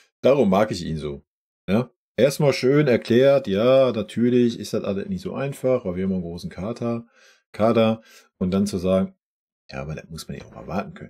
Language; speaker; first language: German; native; German